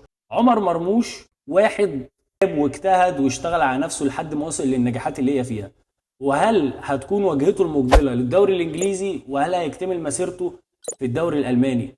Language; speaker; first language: Arabic; native; Arabic